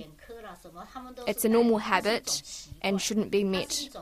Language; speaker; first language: English; native; English